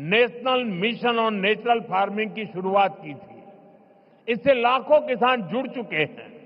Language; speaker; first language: Hindi; non-native, local second language; Gujarati